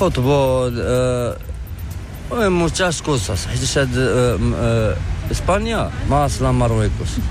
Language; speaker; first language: Spanish; non-native, learner; Arabic